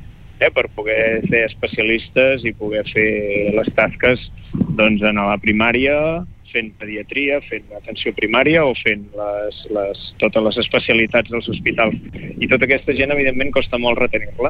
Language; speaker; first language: Catalan; native; Catalan